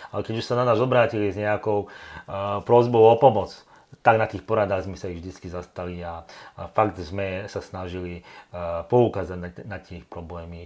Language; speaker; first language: Slovak; native; Slovak